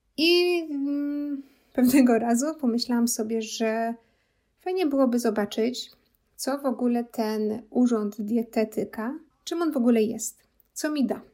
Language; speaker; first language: Polish; native; Polish